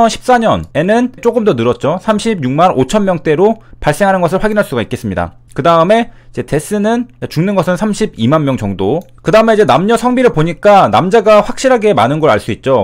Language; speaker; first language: Korean; native; Korean